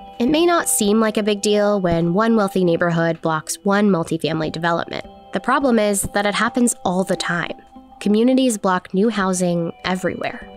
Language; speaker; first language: English; native; English